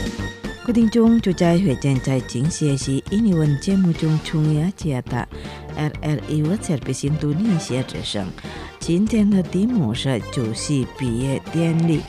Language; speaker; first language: Chinese; non-native, fluent; Indonesian